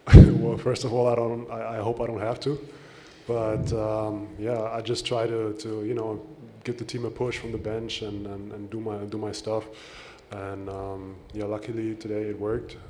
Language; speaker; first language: English; non-native, fluent; German